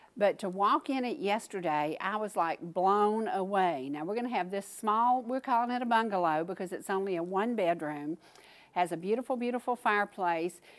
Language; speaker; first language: English; native; English